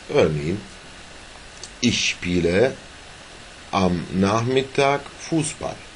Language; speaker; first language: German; non-native, fluent; Turkish